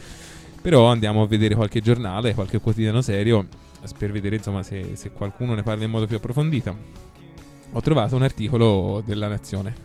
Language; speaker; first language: Italian; native; Italian